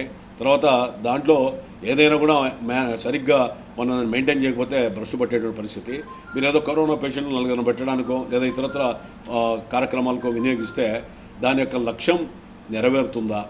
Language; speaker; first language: Telugu; native; Telugu